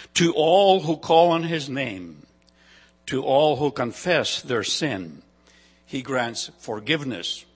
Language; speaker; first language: English; non-native, fluent; Ukrainian